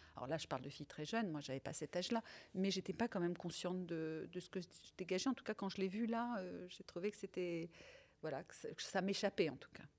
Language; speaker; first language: French; early bilingual, other home language; Italian